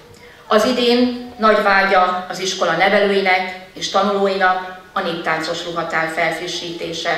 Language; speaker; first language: Hungarian; native; Hungarian